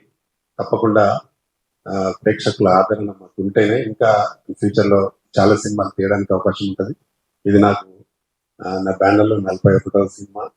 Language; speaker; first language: Telugu; native; Telugu